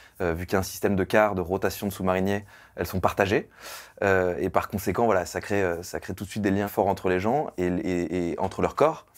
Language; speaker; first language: French; native; French